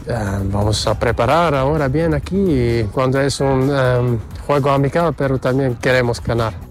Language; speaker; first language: Spanish; early bilingual, heritage; Spanish